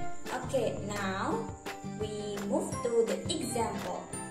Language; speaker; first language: English; non-native, fluent; Indonesian